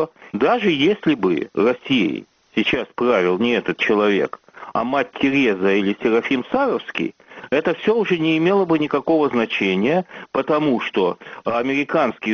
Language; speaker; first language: Russian; native; Russian